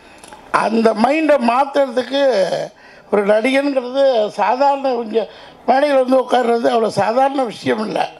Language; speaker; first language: Tamil; native; Tamil